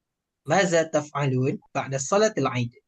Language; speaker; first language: Arabic; non-native, learner; Malay